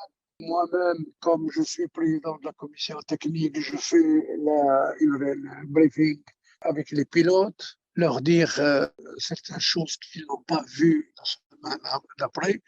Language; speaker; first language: French; non-native, local second language; Arabic